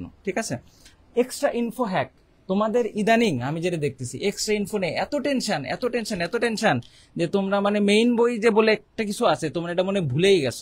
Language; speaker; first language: Bangla; native; Bangla